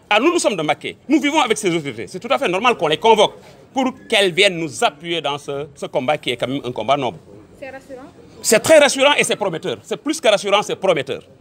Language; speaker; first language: French; non-native, local second language; Wolof